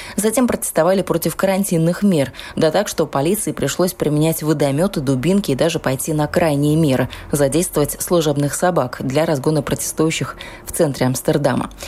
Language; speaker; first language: Russian; native; Russian